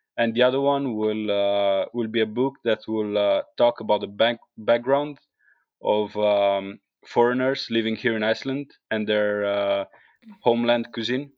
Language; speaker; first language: English; non-native, fluent; Italian